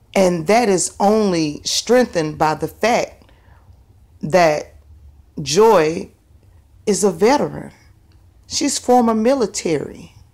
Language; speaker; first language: English; native; English